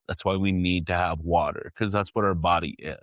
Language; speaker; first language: English; native; English